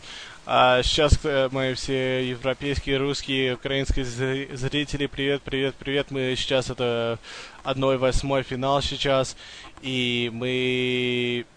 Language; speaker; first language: Russian; early bilingual, heritage; English